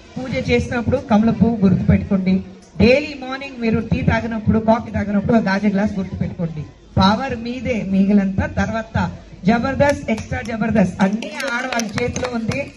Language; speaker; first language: Telugu; non-native, fluent; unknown